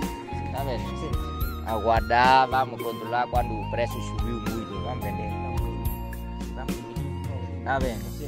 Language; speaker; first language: Portuguese; non-native, learner; Vietnamese